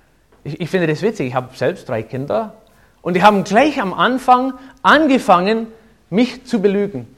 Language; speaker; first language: German; non-native, fluent; English